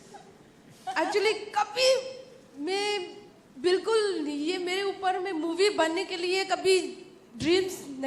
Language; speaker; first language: Hindi; non-native, local second language; Manipuri